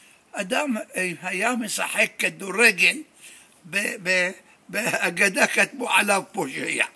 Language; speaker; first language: Hebrew; non-native, fluent; Arabic